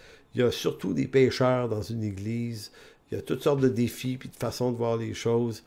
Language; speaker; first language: French; native; French